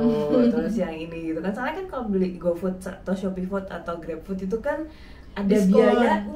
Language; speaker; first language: Indonesian; native; Indonesian